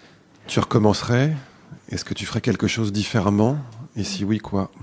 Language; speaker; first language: French; native; French